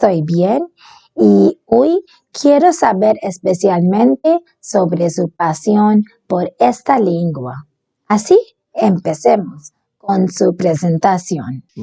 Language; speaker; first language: Spanish; non-native, learner; Bangla